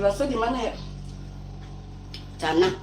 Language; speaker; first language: Indonesian; native; Indonesian